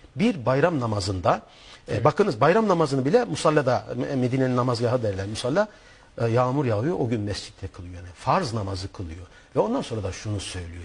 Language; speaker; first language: Turkish; native; Turkish